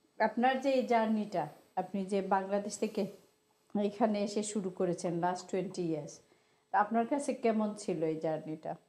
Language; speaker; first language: Bangla; native; Bangla